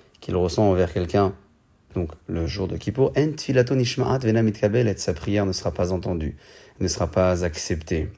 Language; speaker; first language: French; native; French